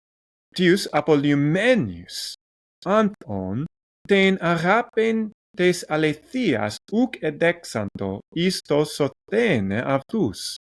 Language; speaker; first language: Greek; non-native, learner; English